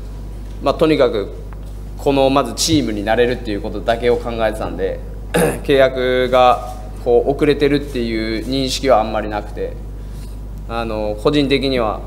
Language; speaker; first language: Japanese; native; Japanese